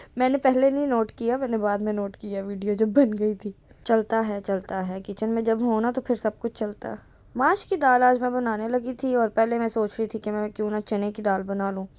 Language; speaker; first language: Urdu; non-native, local second language; Punjabi